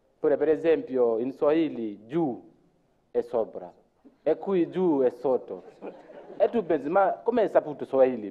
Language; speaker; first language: Italian; non-native, learner; Luo (Kenya and Tanzania)